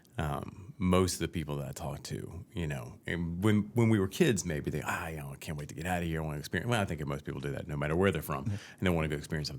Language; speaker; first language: English; native; English